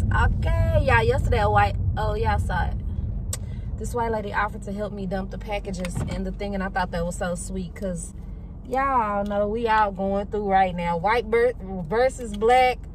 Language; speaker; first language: English; native; English